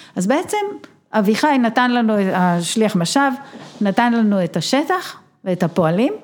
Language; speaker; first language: Hebrew; native; Hebrew